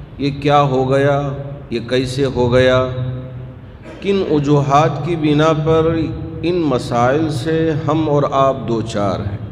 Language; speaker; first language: Urdu; native; Urdu